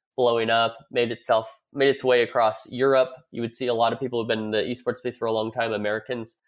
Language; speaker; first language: English; native; English